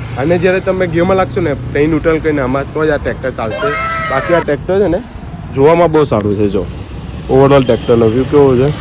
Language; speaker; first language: Gujarati; native; Gujarati